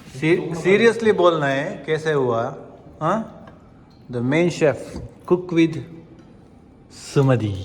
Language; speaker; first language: Hindi; non-native, local second language; Tulu